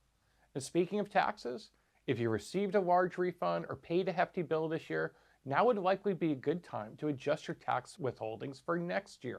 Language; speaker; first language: English; native; English